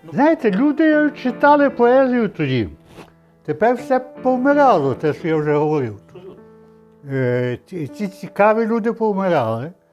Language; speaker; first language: Ukrainian; early bilingual, heritage; Ukrainian